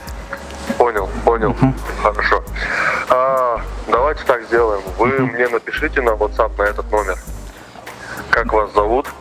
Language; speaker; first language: Russian; native; Russian